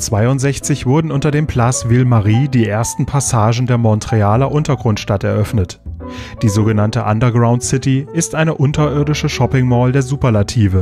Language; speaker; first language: German; native; German